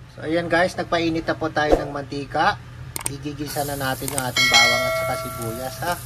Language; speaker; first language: Filipino; non-native, local second language; Hiligaynon